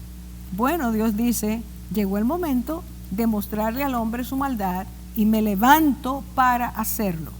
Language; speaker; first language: Spanish; native; Spanish